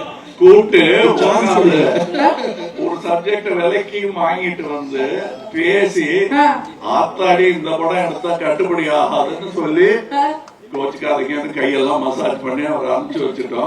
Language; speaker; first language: Tamil; native; Tamil